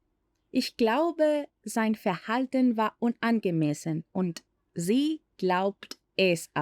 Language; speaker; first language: German; non-native, fluent; Spanish